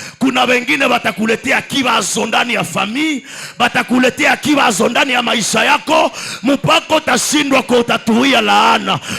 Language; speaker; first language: Swahili; native; Swahili